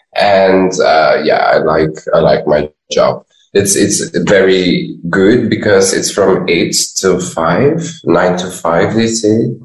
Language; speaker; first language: English; non-native, fluent; Dutch